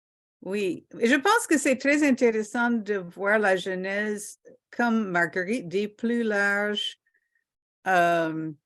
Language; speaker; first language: French; non-native, local second language; Haitian Creole